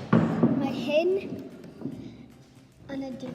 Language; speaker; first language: Welsh; non-native, local second language; English